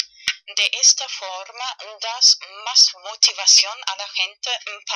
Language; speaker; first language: Spanish; non-native, fluent; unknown